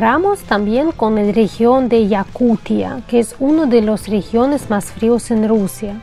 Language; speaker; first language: Spanish; non-native, fluent; Russian